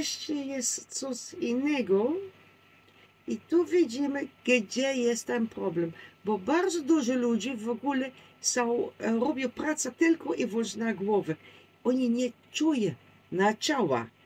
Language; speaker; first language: Polish; non-native, learner; Dutch